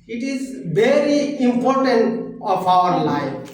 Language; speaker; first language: English; non-native, learner; Bangla